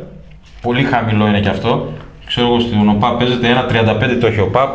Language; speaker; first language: Greek; native; Greek